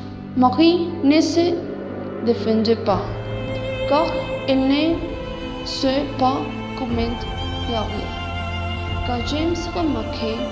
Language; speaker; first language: French; non-native, learner; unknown